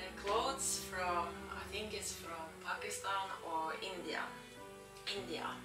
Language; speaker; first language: English; non-native, learner; Norwegian